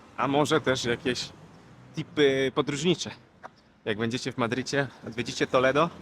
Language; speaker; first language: Polish; native; Polish